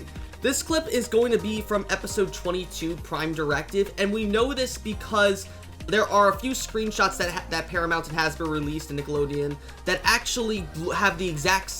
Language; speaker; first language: English; native; English